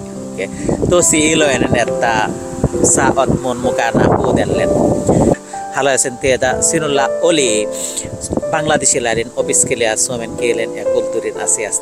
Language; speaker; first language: Finnish; non-native, learner; Bangla